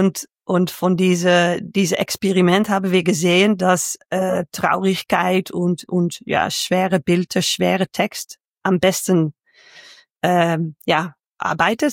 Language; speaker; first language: German; non-native, learner; Dutch